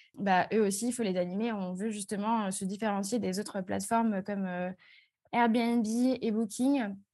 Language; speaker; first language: French; native; French